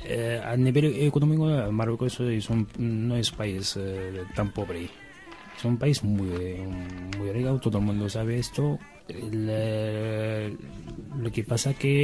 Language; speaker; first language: Spanish; non-native, learner; Arabic